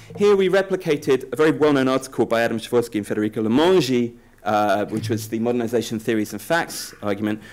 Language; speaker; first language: English; native; English